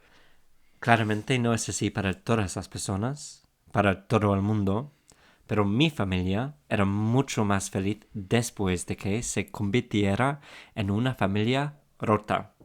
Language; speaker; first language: Spanish; non-native, fluent; English